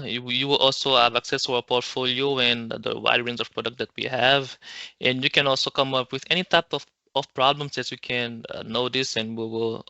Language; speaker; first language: English; non-native, local second language; French